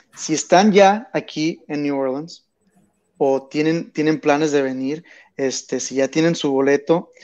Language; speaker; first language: Spanish; early bilingual, heritage; Spanish